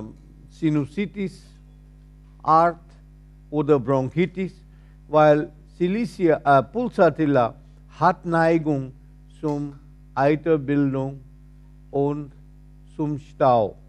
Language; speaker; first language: German; non-native, fluent; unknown